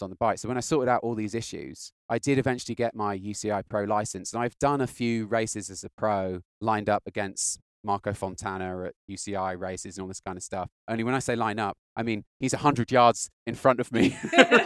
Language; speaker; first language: English; native; English